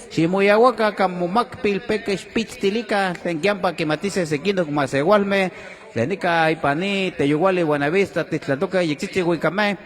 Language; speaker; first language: Spanish; native; Spanish